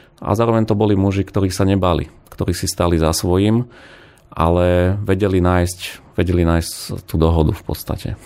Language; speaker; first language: Slovak; native; Slovak